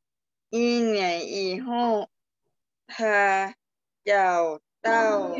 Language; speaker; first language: Chinese; non-native, learner; Thai